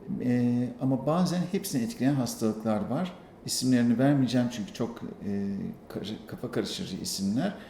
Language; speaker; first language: Turkish; native; Turkish